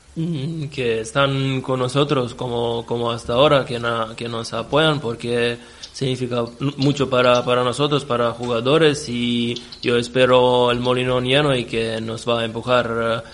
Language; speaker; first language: Spanish; non-native, fluent; Serbian